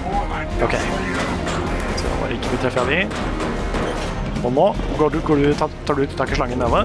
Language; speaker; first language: Norwegian; native; Norwegian